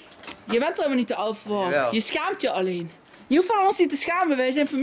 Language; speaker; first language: Dutch; native; Dutch